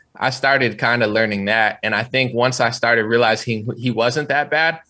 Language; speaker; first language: English; native; English